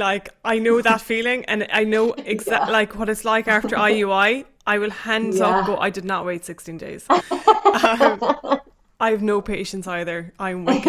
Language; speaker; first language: English; native; English